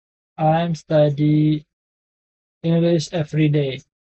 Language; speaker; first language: English; non-native, learner; Indonesian